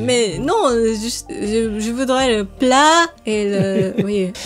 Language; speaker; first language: French; non-native, learner; Japanese